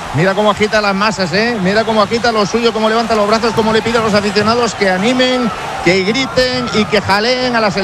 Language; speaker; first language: Spanish; native; Spanish